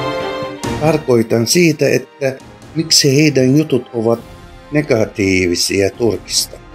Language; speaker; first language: Finnish; non-native, fluent; Turkish